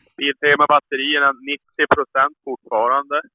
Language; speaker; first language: Swedish; native; Swedish